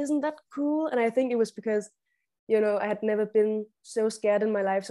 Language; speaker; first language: English; non-native, fluent; Danish